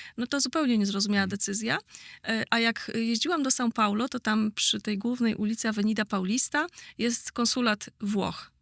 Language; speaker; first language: Polish; native; Polish